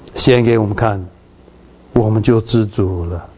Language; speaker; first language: Chinese; early bilingual, heritage; Chinese